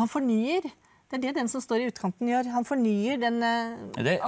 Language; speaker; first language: Norwegian; native; Norwegian